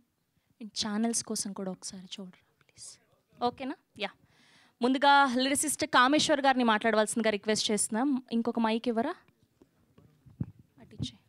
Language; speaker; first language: Telugu; native; Telugu